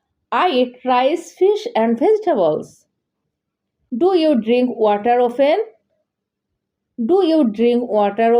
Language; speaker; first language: English; non-native, learner; Bangla